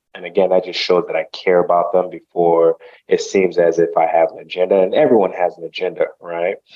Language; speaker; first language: English; early bilingual, other home language; Haitian Creole